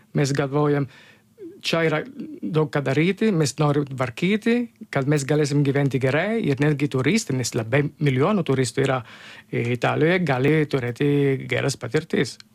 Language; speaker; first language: Lithuanian; non-native, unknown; Italian